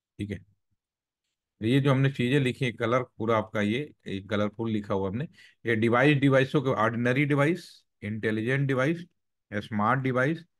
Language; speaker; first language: Hindi; native; Hindi